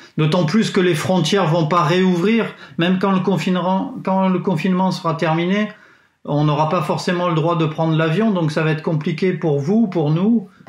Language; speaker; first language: French; native; French